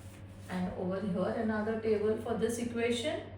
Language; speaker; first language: English; non-native, local second language; Hindi